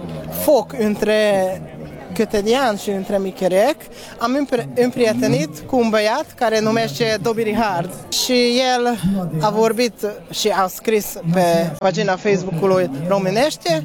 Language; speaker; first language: Romanian; non-native, learner; Hungarian